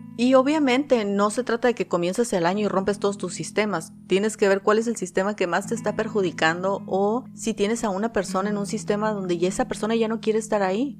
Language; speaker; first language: Spanish; native; Spanish